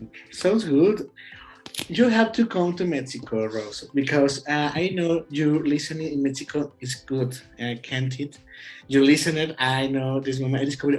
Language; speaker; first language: English; non-native, learner; Spanish